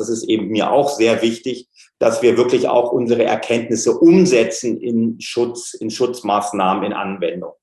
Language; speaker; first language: German; native; German